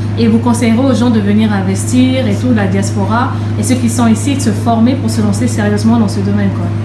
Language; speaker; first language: French; native; French